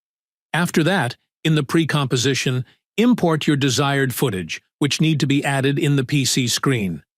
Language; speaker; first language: English; non-native, local second language; Bangla